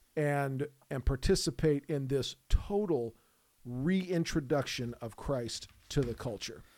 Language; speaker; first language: English; native; English